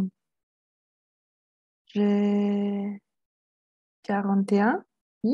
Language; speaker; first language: French; non-native, learner; Spanish